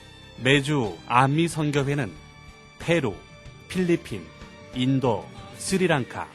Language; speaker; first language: Korean; native; Korean